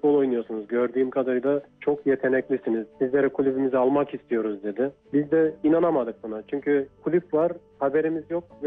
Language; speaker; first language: Turkish; native; Turkish